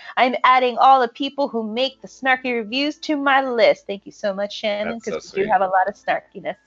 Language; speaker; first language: English; native; English